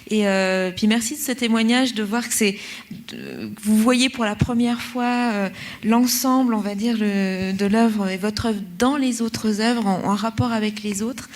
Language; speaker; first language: French; native; French